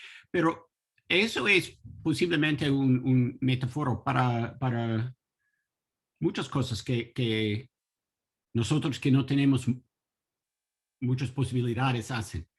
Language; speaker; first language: Spanish; non-native, learner; English